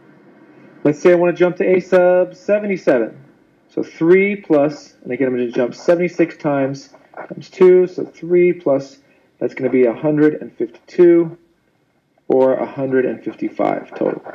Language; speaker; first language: English; native; English